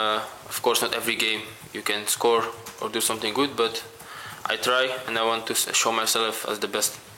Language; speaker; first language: English; non-native, fluent; Dutch